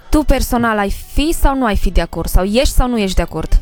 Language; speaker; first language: Romanian; native; Romanian